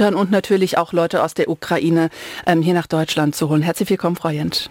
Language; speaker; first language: German; native; German